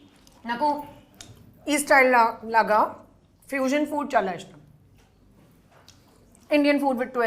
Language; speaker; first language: Telugu; non-native, learner; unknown